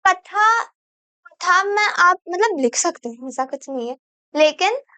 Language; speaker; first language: Hindi; non-native, local second language; Marathi